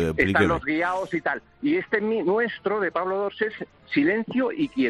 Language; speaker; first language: Spanish; native; Spanish